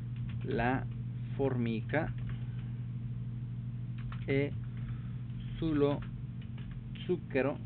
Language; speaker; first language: Italian; non-native, learner; Spanish